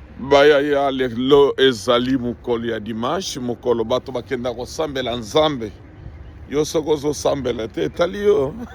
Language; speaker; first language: Lingala; non-native, local second language; Luba-Lulua